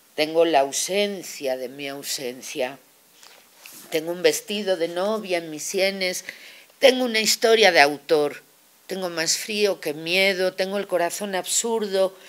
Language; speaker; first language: Spanish; native; Spanish